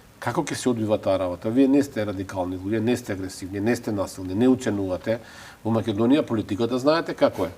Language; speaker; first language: Macedonian; native; Macedonian